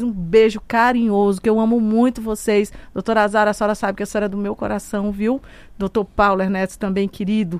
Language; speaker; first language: Portuguese; native; Portuguese